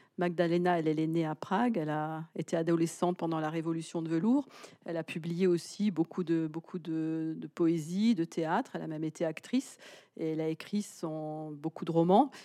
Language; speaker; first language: French; native; French